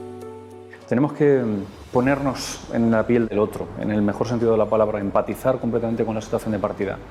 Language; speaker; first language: Spanish; native; Spanish